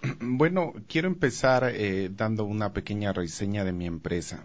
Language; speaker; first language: Spanish; native; Spanish